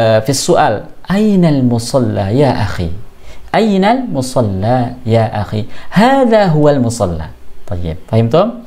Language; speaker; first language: Arabic; non-native, fluent; Indonesian